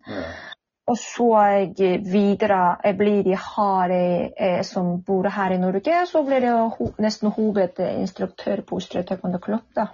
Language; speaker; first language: Norwegian; non-native, fluent; Korean